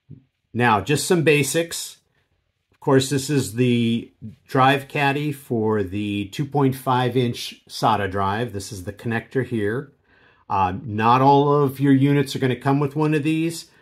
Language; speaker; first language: English; native; English